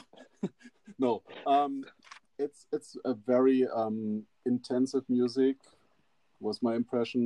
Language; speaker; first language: English; non-native, fluent; German